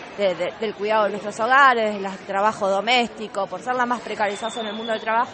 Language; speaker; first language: Spanish; native; Spanish